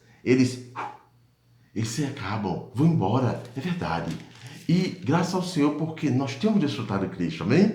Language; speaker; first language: Portuguese; native; Portuguese